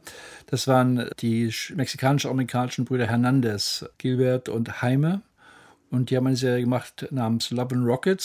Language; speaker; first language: German; native; German